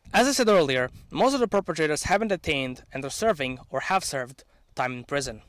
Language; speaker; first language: English; non-native, fluent; Serbian